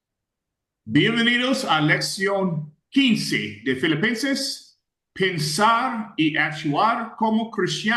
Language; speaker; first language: Spanish; non-native, fluent; English